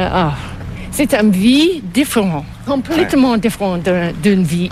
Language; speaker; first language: French; non-native, local second language; English